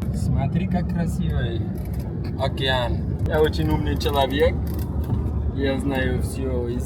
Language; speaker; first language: Russian; non-native, learner; Turkish